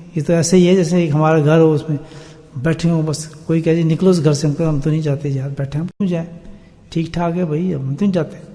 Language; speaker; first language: Urdu; non-native, local second language; Saraiki